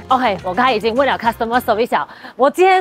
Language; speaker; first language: Chinese; native; Chinese